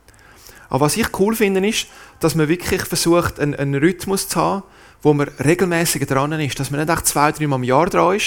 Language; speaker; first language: German; native; German